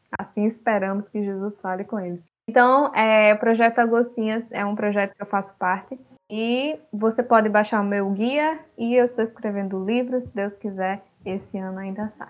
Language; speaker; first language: Portuguese; early bilingual, other home language; Upper Guinea Crioulo